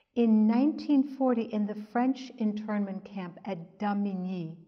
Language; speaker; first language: English; native; English